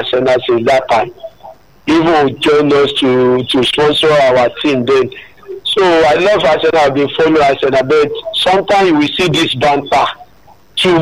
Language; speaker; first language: English; non-native, local second language; Yoruba